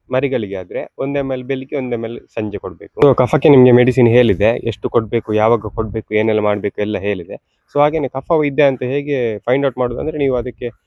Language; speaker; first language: Kannada; non-native, local second language; Tulu